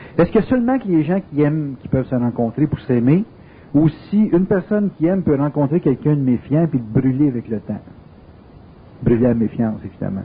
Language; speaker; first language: French; native; French